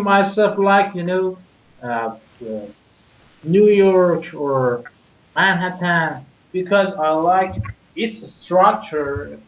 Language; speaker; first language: English; non-native, learner; Persian